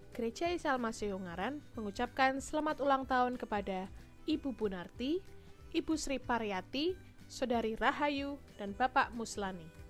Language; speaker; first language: Indonesian; native; Indonesian